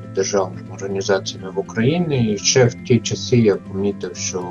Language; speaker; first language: Ukrainian; non-native, fluent; Latvian